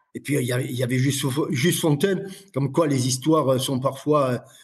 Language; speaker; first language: French; native; French